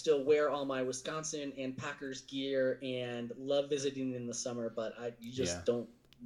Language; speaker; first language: English; native; English